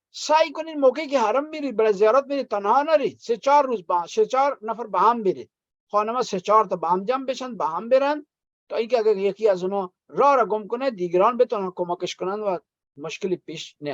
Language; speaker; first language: Persian; non-native, fluent; Urdu